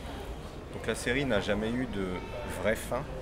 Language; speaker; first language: French; native; French